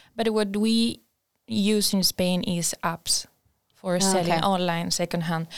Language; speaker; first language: English; non-native, fluent; Spanish